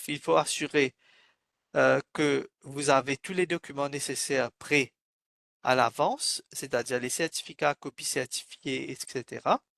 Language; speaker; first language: French; non-native, fluent; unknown